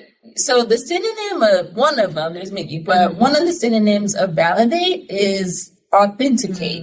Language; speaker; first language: English; native; English